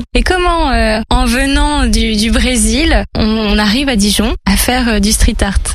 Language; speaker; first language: French; native; French